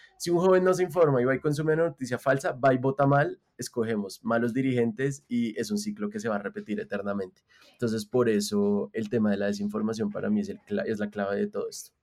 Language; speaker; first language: Spanish; native; Spanish